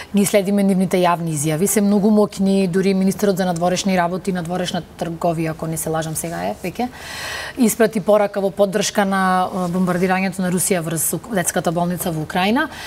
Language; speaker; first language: Macedonian; native; Macedonian